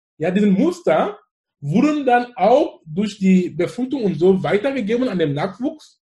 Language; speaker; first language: German; non-native, fluent; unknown